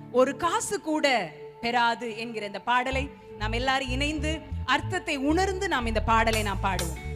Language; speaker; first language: Tamil; native; Tamil